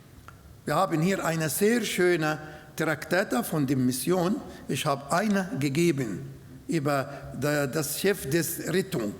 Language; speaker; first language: German; non-native, learner; Arabic